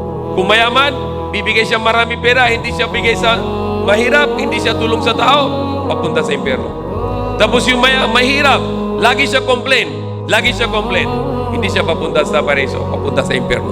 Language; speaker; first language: Filipino; non-native, learner; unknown